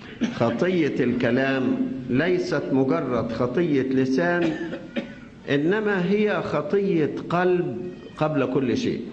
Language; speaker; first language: Arabic; native; Arabic